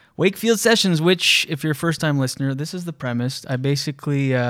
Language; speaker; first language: English; early bilingual, other home language; French